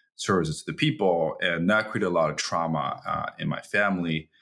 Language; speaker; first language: English; early bilingual, other home language; Chinese